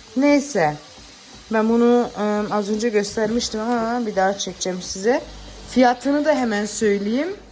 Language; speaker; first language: Turkish; early bilingual, heritage; Turkish